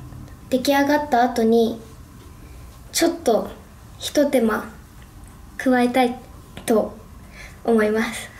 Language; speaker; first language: Japanese; native; Japanese